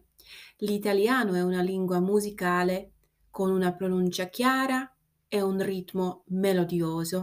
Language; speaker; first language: Italian; non-native, fluent; Slovak